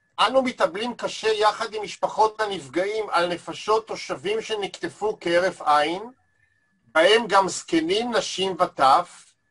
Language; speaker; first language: Hebrew; native; Hebrew